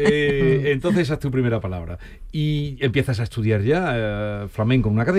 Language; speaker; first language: Spanish; native; Spanish